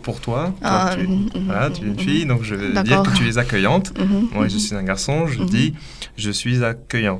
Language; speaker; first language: French; native; French